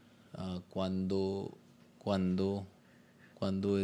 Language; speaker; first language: Spanish; non-native, learner; Hindi